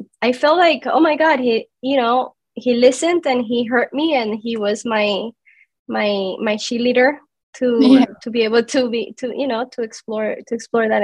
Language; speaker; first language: English; non-native, fluent; Spanish